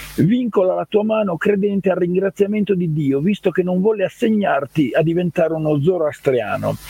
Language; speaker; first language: Italian; native; Italian